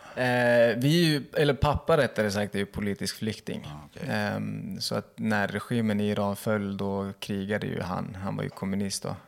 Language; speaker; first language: Swedish; early bilingual, other home language; Kurdish